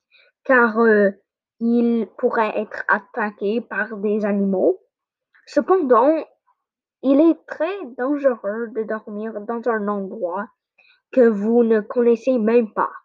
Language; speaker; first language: French; non-native, learner; English